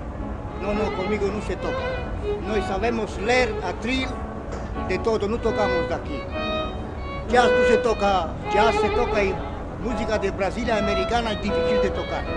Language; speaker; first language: Spanish; non-native, learner; Romanian